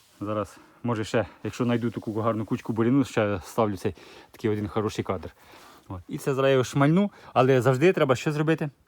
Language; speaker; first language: Ukrainian; native; Ukrainian